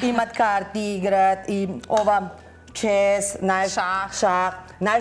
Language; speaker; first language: Macedonian; non-native, learner; Filipino